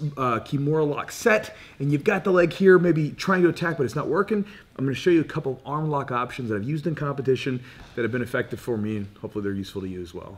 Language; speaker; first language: English; native; English